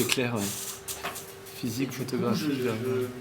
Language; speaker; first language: French; native; French